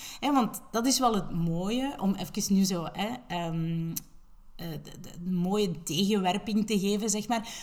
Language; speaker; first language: Dutch; native; Dutch